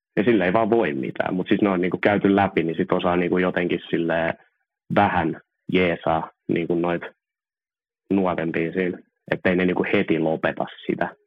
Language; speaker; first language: Finnish; early bilingual, other home language; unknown